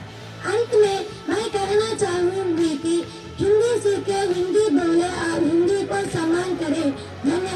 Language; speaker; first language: Hindi; non-native, local second language; Telugu